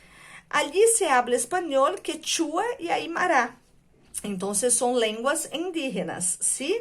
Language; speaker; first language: Spanish; non-native, fluent; Portuguese